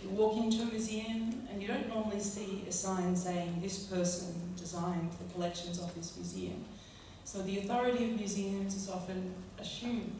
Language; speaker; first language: English; native; English